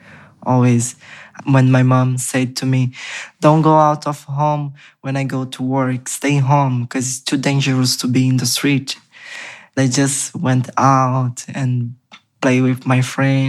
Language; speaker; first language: English; non-native, learner; Portuguese